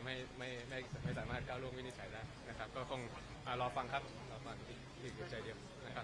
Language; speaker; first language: Thai; native; Thai